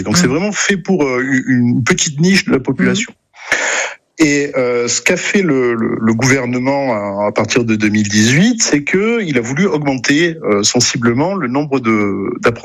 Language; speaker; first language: French; native; French